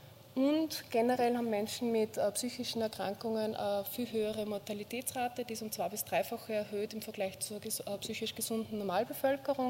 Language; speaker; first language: German; native; German